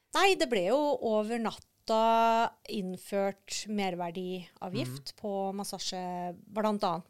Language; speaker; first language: Norwegian; native; Norwegian